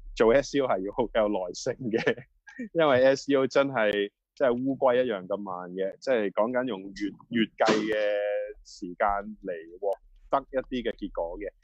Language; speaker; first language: Cantonese; native; Cantonese